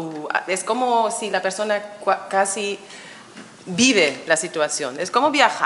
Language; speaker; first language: Spanish; non-native, fluent; German